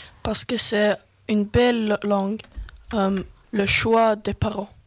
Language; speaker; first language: French; non-native, learner; Swedish